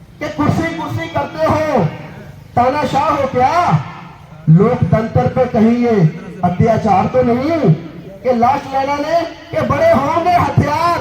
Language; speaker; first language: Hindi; non-native, local second language; Punjabi